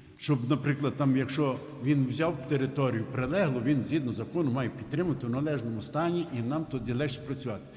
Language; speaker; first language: Ukrainian; native; Ukrainian